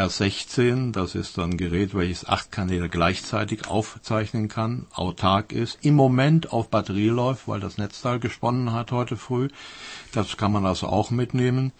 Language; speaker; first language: German; native; German